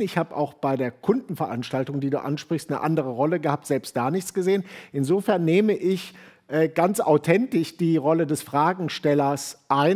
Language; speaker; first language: German; native; German